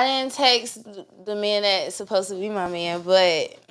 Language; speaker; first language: English; native; English